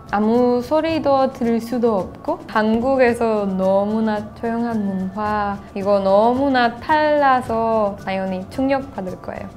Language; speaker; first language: Korean; non-native, fluent; Spanish